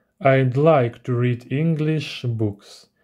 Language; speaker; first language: English; non-native, learner; Russian